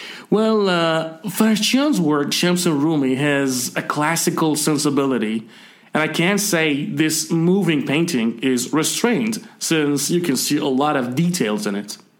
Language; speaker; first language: English; non-native, fluent; Persian